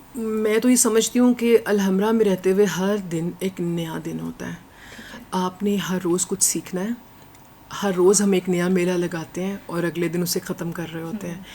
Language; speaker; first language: Urdu; non-native, local second language; Punjabi